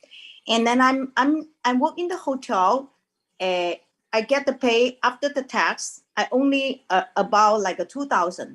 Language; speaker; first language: English; non-native, learner; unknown